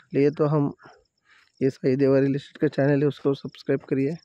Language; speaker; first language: Hindi; non-native, local second language; Marathi